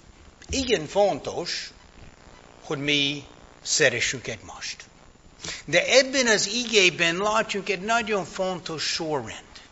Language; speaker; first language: Hungarian; non-native, fluent; English